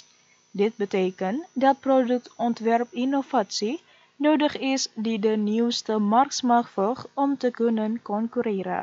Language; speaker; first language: Dutch; non-native, fluent; Indonesian